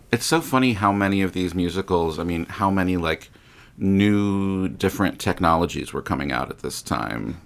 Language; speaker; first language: English; native; English